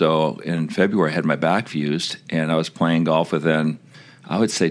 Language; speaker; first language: English; native; English